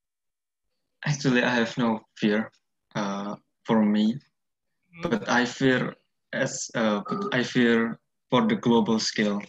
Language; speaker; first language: English; non-native, learner; Indonesian